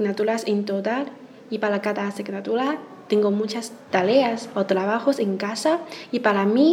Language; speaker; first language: Spanish; non-native, learner; Chinese